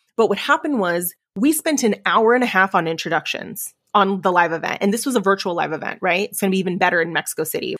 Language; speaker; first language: English; early bilingual, other home language; Spanish